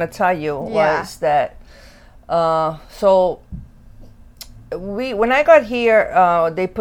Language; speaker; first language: English; early bilingual, other home language; Italian